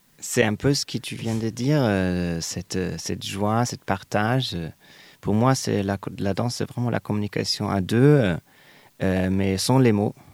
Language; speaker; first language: French; non-native, fluent; German